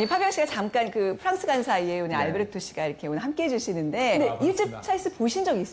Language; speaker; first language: Korean; native; Korean